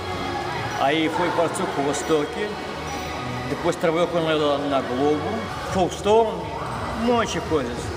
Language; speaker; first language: Portuguese; non-native, learner; Russian